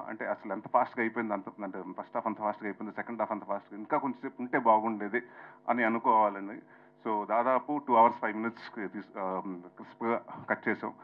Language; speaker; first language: Telugu; native; Telugu